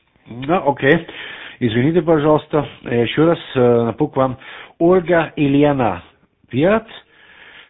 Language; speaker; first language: Russian; non-native, learner; German